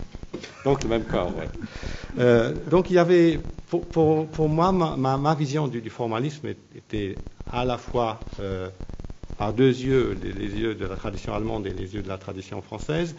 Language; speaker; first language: French; non-native, local second language; Luxembourgish